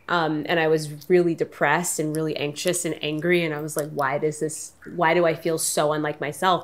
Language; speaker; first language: English; native; English